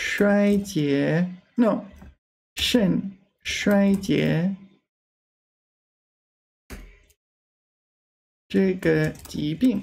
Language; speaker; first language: Chinese; non-native, learner; English